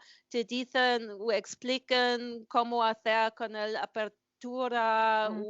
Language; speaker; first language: Spanish; non-native, learner; German